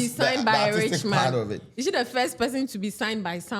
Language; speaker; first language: English; non-native, local second language; Akan